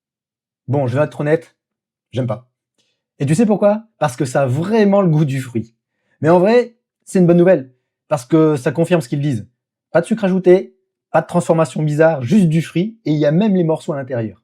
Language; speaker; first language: French; native; French